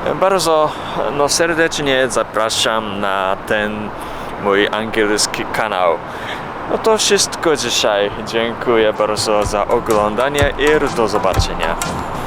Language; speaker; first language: Polish; non-native, learner; Japanese